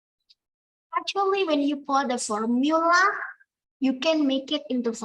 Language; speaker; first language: English; non-native, fluent; Indonesian